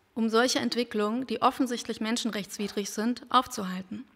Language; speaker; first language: German; native; German